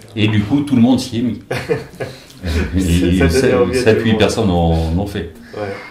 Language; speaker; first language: French; native; French